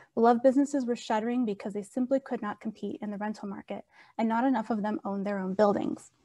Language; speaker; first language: English; native; English